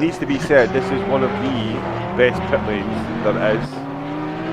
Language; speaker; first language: English; native; English